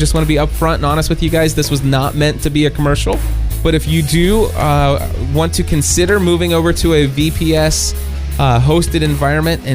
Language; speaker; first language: English; native; English